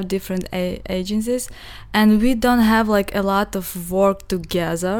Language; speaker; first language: English; non-native, learner; Ukrainian